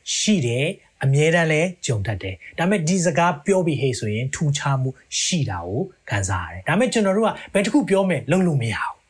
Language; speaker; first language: Burmese; native; Burmese